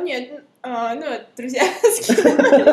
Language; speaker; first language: Russian; native; Russian